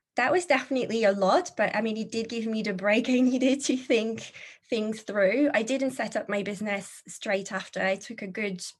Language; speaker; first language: English; non-native, fluent; French